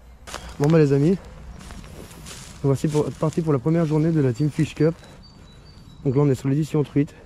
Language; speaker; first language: French; native; French